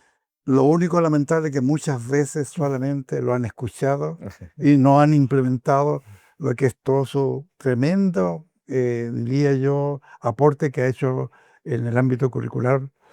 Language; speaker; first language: Spanish; native; Spanish